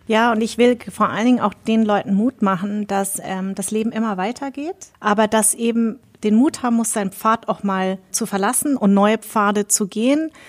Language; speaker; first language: German; early bilingual, other home language; Vietnamese